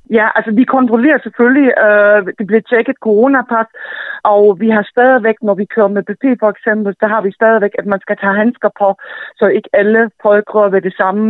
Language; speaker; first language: Danish; non-native, fluent; German